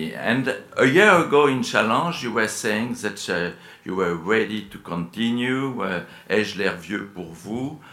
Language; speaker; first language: English; non-native, fluent; French